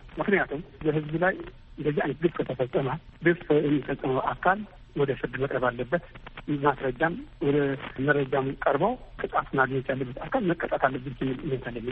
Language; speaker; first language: Amharic; non-native, local second language; Tigrinya